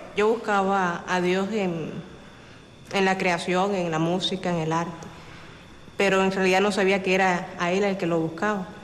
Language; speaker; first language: Spanish; native; Spanish